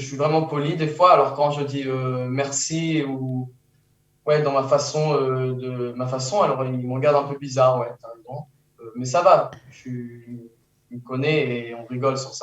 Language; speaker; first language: French; early bilingual, heritage; French